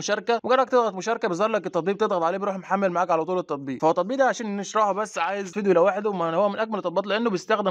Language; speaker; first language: Arabic; native; Arabic